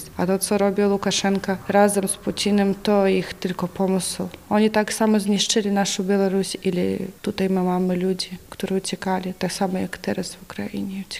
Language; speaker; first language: Polish; non-native, learner; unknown